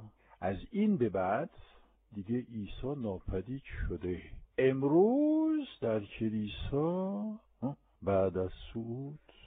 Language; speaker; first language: Persian; non-native, fluent; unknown